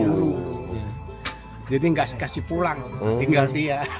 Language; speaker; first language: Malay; non-native, local second language; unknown